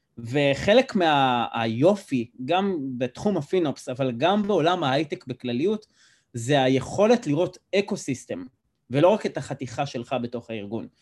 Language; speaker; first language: Hebrew; native; Hebrew